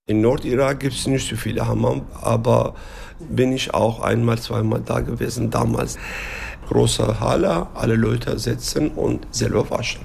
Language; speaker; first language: German; non-native, learner; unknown